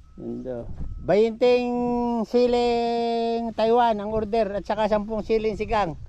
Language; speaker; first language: Filipino; native; Filipino